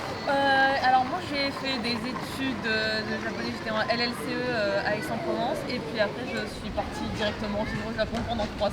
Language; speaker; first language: French; native; French